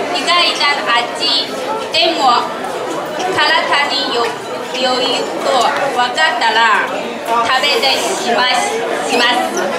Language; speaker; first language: Japanese; non-native, learner; Chinese